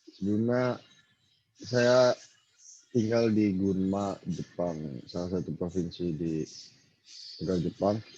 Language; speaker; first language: Indonesian; native; Indonesian